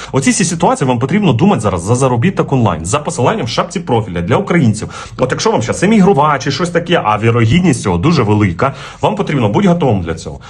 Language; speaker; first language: Ukrainian; native; Ukrainian